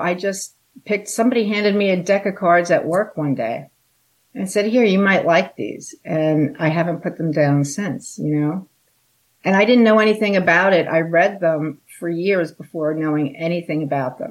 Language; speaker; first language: English; native; English